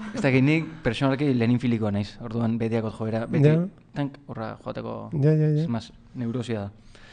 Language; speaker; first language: Basque; native; Basque